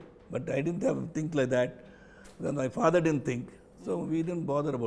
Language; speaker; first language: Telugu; non-native, local second language; Tamil